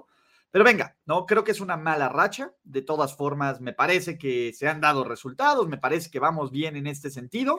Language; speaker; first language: Spanish; native; Spanish